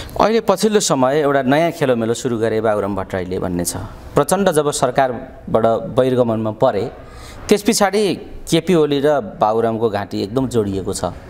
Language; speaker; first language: Nepali; native; Nepali